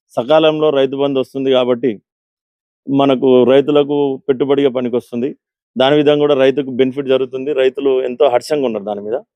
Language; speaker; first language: Telugu; non-native, local second language; Lambadi